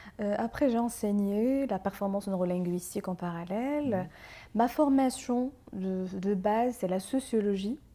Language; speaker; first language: French; non-native, local second language; Arabic